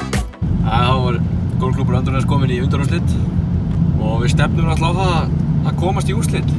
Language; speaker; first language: Icelandic; native; Icelandic